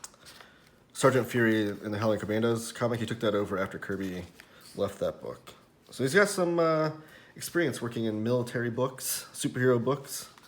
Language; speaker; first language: English; native; English